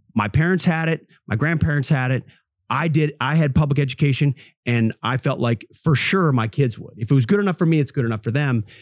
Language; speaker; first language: English; native; English